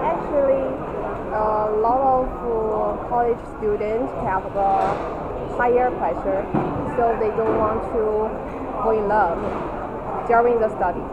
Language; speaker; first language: English; non-native, learner; Chinese